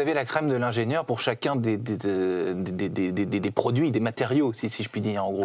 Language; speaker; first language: French; native; French